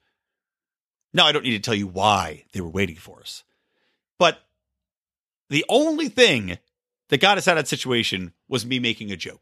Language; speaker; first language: English; native; English